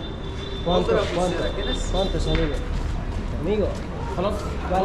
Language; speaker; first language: Spanish; non-native, learner; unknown